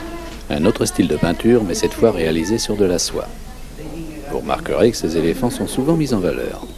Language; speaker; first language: French; native; French